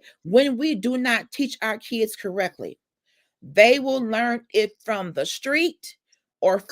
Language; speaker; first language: English; native; English